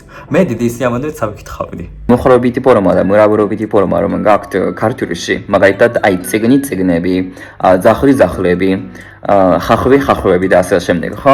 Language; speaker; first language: Georgian; non-native, fluent; Japanese